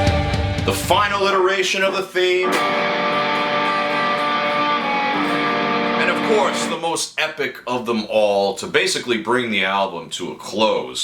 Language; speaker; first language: English; native; English